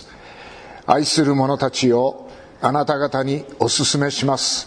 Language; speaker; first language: Japanese; native; Japanese